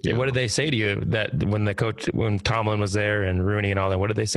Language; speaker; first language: English; native; English